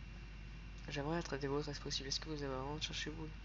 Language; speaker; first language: French; native; French